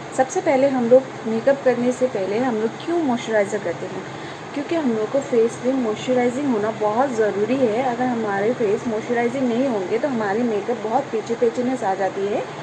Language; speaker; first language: Hindi; non-native, local second language; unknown